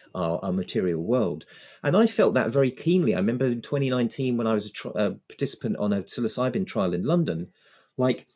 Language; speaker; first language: English; native; English